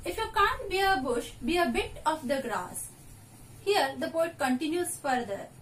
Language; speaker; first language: English; non-native, local second language; Marathi